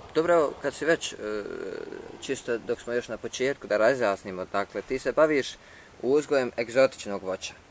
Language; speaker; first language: Bosnian; native; Bosnian